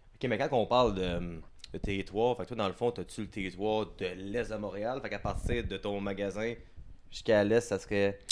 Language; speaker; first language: French; native; French